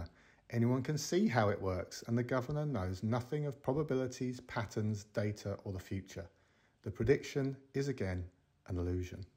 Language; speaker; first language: English; native; English